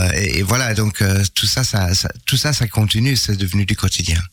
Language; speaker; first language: French; non-native, fluent; English